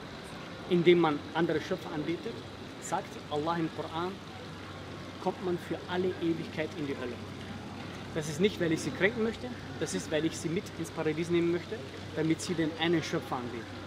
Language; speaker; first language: German; early bilingual, other home language; Bosnian